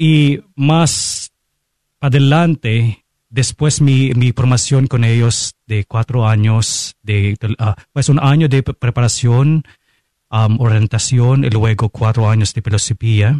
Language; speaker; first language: Spanish; non-native, fluent; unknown